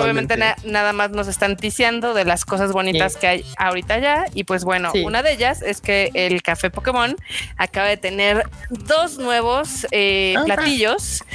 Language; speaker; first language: Spanish; native; Spanish